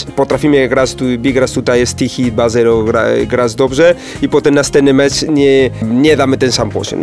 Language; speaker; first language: Polish; non-native, fluent; Spanish